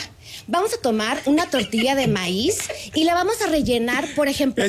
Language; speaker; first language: Spanish; native; Spanish